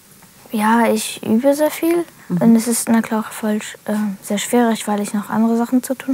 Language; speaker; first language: German; early bilingual, other home language; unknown